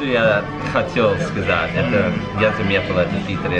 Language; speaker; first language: Russian; non-native, learner; English